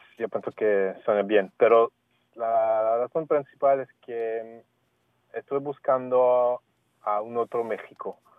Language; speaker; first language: Spanish; non-native, fluent; French